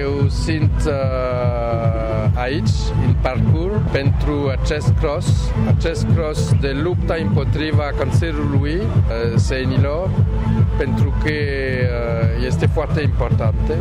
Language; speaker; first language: Romanian; non-native, learner; French